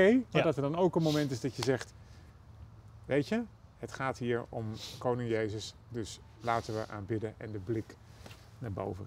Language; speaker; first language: Dutch; native; Dutch